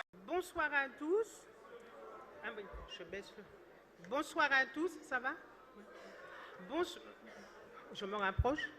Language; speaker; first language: French; native; French